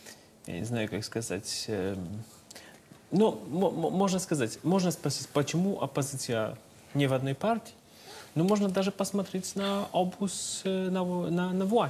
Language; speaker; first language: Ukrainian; non-native, learner; Polish